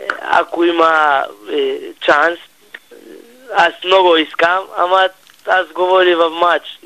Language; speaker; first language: Bulgarian; non-native, learner; Hebrew